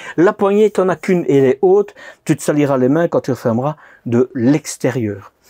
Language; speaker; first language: French; native; French